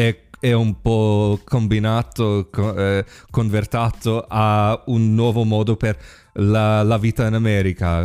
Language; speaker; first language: Italian; non-native, learner; English